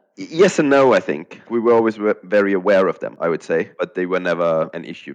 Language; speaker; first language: English; non-native, fluent; German